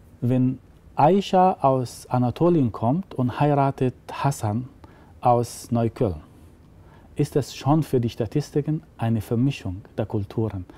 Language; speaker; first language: German; non-native, fluent; Arabic